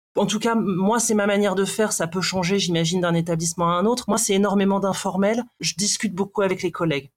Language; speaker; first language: French; native; French